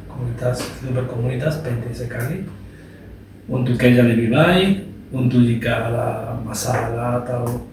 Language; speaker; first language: Indonesian; non-native, learner; Spanish